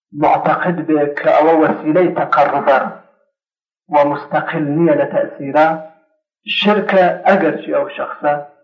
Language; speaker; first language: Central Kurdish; non-native, local second language; Gurani